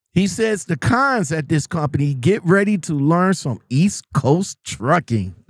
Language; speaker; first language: English; native; English